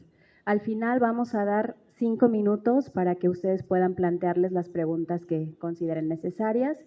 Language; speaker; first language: Spanish; native; Spanish